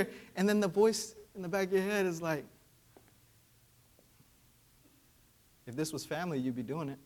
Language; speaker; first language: English; early bilingual, other home language; Vietnamese